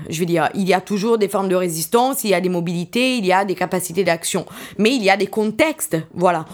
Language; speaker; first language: French; non-native, fluent; Italian